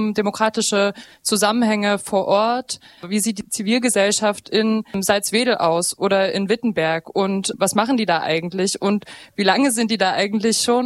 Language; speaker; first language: German; native; German